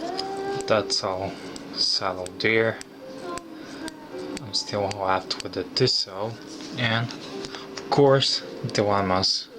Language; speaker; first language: English; non-native, fluent; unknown